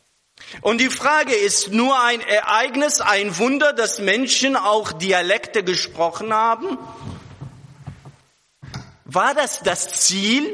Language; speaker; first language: German; non-native, fluent; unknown